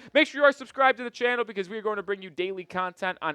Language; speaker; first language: English; native; English